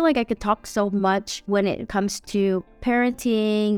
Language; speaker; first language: English; early bilingual, other home language; Filipino